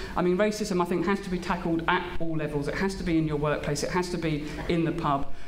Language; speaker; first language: English; native; English